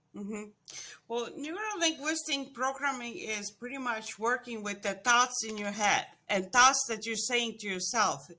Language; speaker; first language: English; non-native, fluent; Estonian